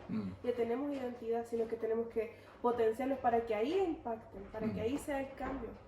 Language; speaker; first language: Spanish; native; Spanish